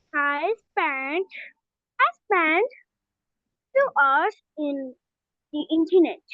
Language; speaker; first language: English; non-native, learner; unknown